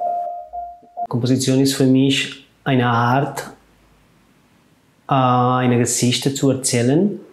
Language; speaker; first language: German; non-native, fluent; Catalan